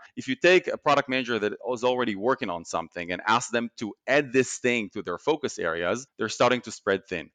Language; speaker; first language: English; non-native, fluent; Hebrew